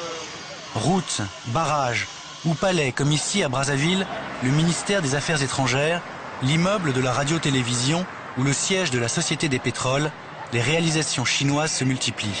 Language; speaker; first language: French; native; French